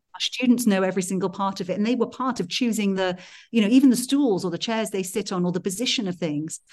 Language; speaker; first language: English; native; English